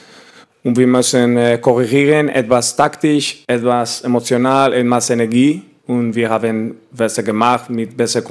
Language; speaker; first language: German; non-native, learner; Spanish